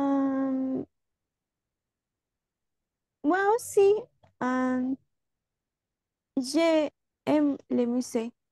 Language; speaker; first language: French; non-native, learner; Spanish